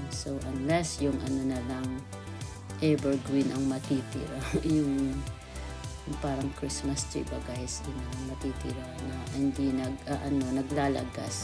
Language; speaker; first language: Filipino; native; Filipino